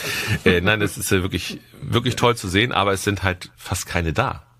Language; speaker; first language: German; native; German